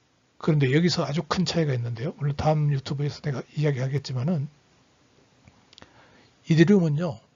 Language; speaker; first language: Korean; native; Korean